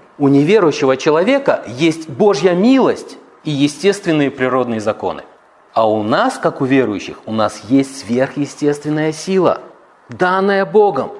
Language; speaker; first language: Russian; native; Russian